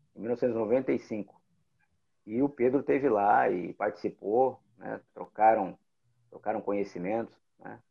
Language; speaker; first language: Portuguese; native; Portuguese